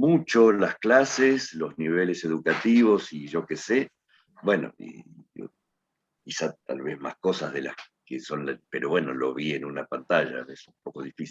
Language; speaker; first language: Spanish; native; Spanish